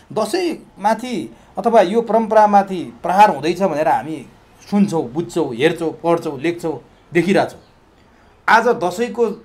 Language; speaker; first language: Nepali; native; Nepali